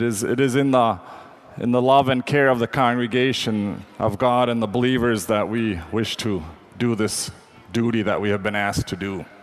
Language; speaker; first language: English; native; English